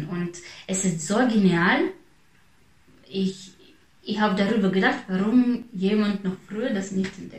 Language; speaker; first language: German; non-native, fluent; Russian